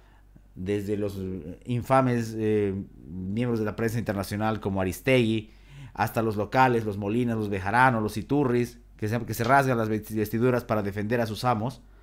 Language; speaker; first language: Spanish; native; Spanish